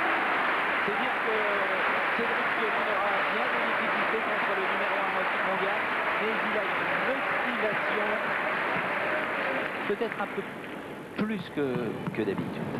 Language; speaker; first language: French; native; French